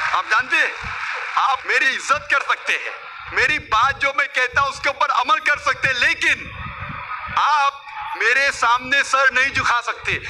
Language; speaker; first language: Hindi; non-native, local second language; Konkani